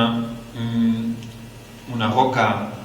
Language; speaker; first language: Spanish; non-native, fluent; Dutch